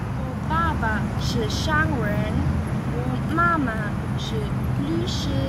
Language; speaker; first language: Chinese; non-native, learner; German